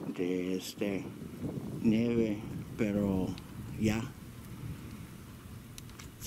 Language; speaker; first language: Spanish; early bilingual, heritage; Spanish